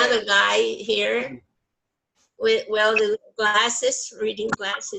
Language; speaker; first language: English; non-native, local second language; Chinese